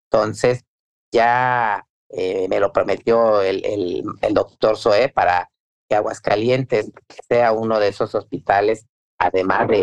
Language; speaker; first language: Spanish; native; Spanish